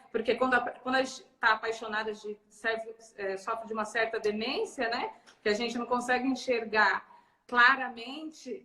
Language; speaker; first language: Portuguese; native; Portuguese